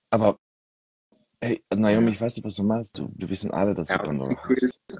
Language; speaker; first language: German; non-native, fluent; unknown